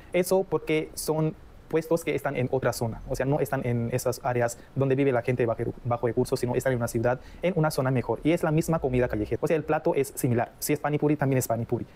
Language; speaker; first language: Spanish; non-native, fluent; Hindi